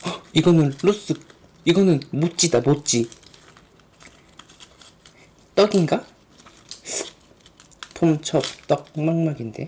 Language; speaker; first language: Thai; non-native, learner; Korean